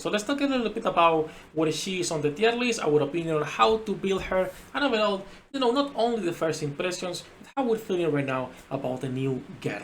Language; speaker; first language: English; non-native, fluent; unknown